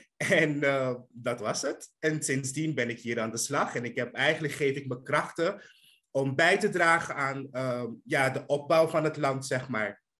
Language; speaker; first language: Dutch; native; Dutch